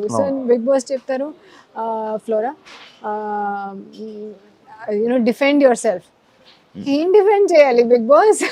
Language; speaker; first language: Telugu; non-native, learner; Hindi